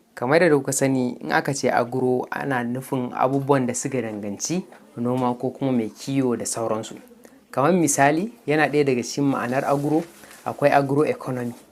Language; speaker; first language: Hausa; native; Hausa